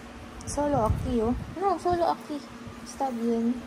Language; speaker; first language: Spanish; non-native, learner; Filipino